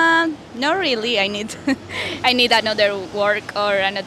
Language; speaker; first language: English; non-native, learner; Spanish